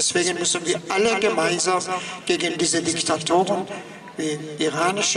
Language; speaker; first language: German; non-native, fluent; Persian